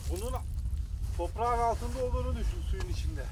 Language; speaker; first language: Turkish; native; Turkish